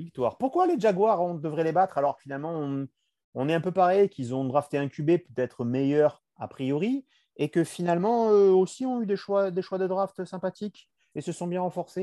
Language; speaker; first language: French; native; French